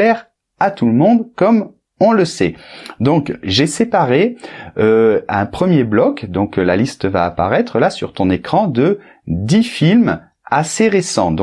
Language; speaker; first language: French; native; French